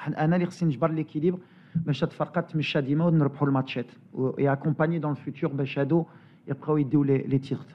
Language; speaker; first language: French; native; French